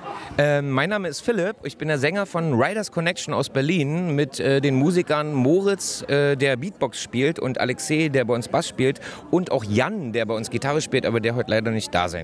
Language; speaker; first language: German; native; German